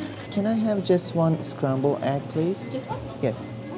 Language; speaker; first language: English; non-native, fluent; Turkish